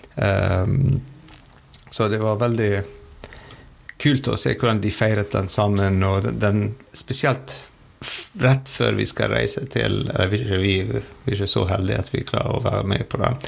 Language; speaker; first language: Norwegian; non-native, fluent; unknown